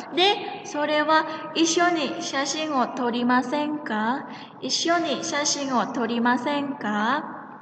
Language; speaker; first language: Japanese; non-native, fluent; Indonesian